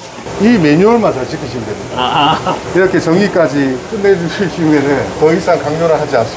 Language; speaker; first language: Korean; native; Korean